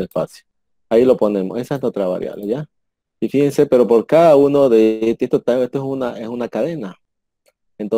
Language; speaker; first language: Spanish; native; Spanish